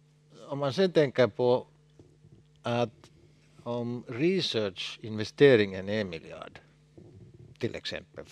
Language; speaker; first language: Swedish; non-native, local second language; Finnish